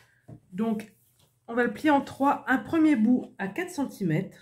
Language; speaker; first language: French; native; French